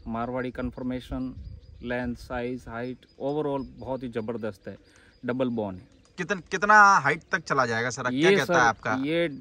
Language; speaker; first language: Hindi; native; Hindi